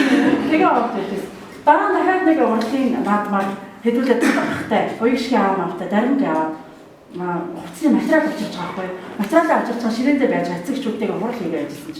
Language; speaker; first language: Mongolian; native; Mongolian